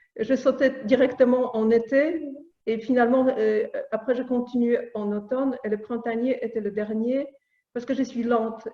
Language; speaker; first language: French; non-native, fluent; Polish